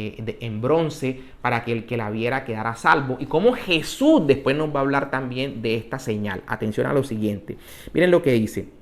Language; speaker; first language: Spanish; native; Spanish